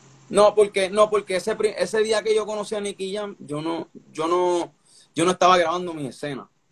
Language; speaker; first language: Spanish; native; Spanish